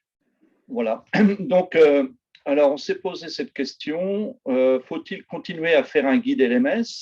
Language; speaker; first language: French; native; French